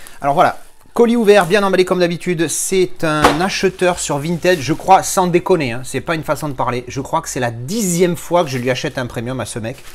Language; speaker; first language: French; native; French